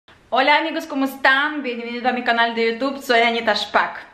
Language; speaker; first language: Spanish; non-native, fluent; Ukrainian